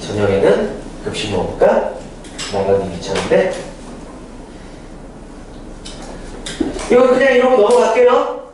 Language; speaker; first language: Korean; native; Korean